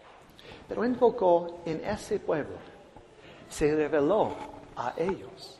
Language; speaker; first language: Spanish; non-native, fluent; English